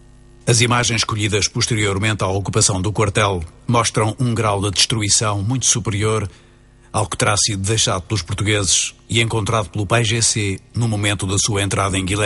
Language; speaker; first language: Portuguese; native; Portuguese